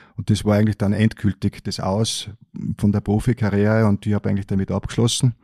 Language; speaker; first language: German; native; German